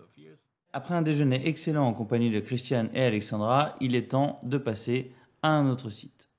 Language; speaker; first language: French; native; French